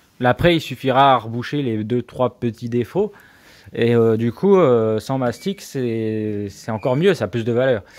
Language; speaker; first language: French; native; French